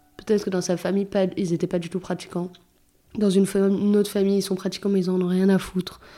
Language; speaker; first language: French; early bilingual, other home language; Arabic